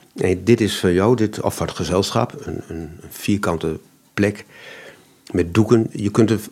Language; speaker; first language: Dutch; native; Dutch